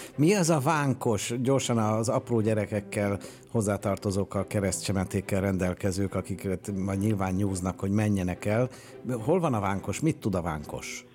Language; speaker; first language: Hungarian; native; Hungarian